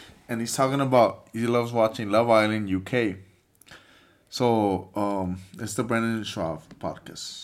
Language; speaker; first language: English; early bilingual, other home language; Spanish